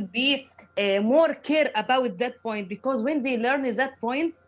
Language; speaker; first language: English; non-native, learner; Arabic